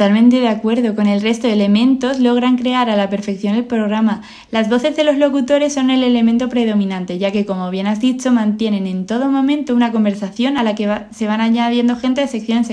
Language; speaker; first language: Spanish; native; Spanish